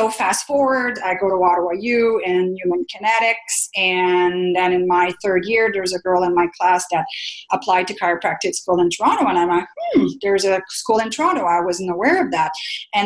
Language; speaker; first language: English; non-native, fluent; French